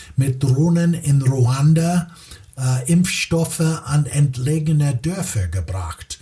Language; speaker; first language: German; non-native, fluent; English